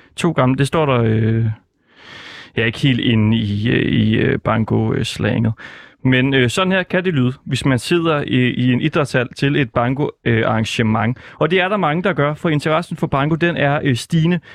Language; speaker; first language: Danish; non-native, local second language; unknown